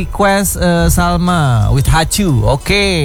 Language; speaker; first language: English; non-native, learner; Indonesian